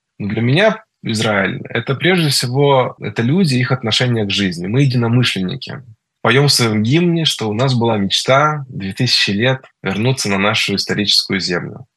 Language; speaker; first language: Russian; early bilingual, heritage; Russian